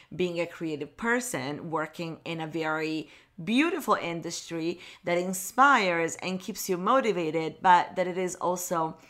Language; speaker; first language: English; non-native, fluent; Italian